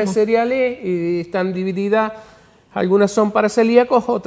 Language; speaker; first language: Spanish; native; Spanish